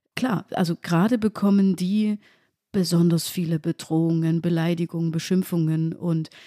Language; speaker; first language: German; native; German